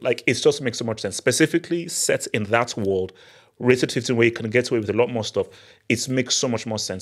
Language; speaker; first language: English; native; English